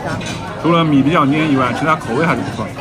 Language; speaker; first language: Chinese; native; Chinese